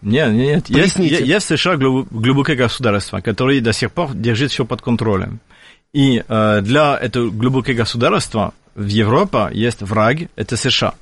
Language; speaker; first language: Russian; non-native, fluent; French